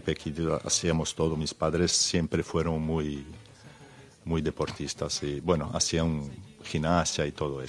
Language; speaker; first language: Spanish; early bilingual, heritage; Spanish